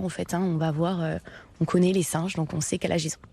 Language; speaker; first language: French; native; French